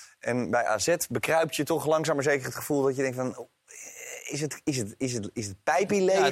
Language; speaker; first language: Dutch; native; Dutch